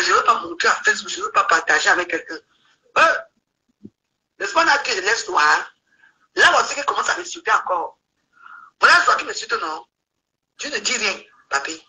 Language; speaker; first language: French; native; French